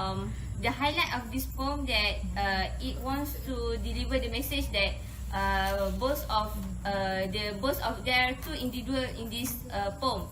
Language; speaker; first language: English; non-native, local second language; Malay